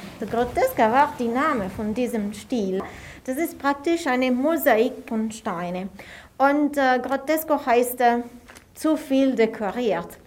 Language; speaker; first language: German; non-native, fluent; Italian